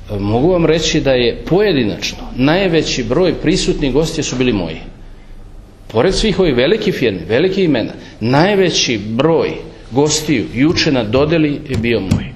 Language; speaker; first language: Serbian; native; Serbian